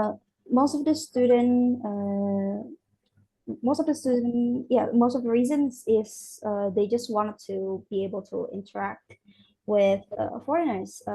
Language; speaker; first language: English; non-native, fluent; Indonesian